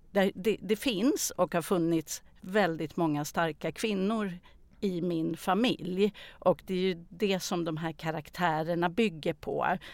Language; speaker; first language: Swedish; native; Swedish